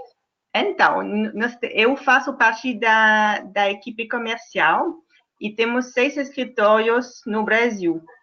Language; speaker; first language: Portuguese; non-native, fluent; French